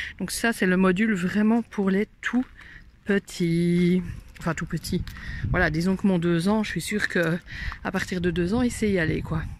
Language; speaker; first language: French; native; French